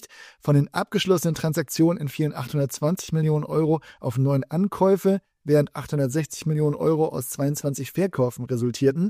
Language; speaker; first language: German; native; German